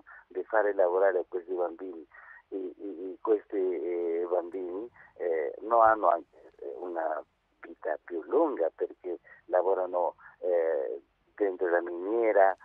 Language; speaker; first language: Italian; non-native, fluent; Spanish